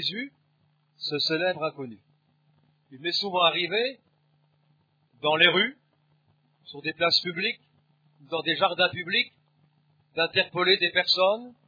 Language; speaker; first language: French; native; French